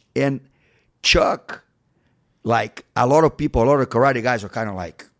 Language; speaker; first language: English; non-native, fluent; Portuguese